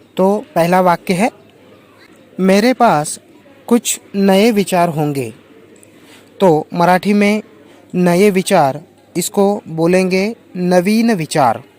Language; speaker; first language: Hindi; non-native, local second language; Marathi